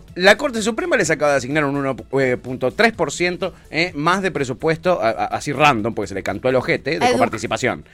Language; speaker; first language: Spanish; native; Spanish